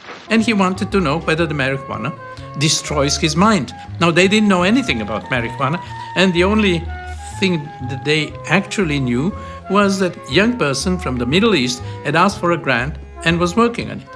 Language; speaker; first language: English; non-native, fluent; Bulgarian